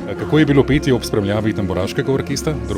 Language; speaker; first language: Slovenian; native; Slovenian